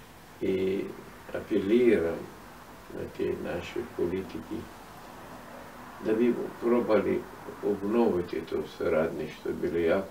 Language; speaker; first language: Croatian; non-native, fluent; Arabic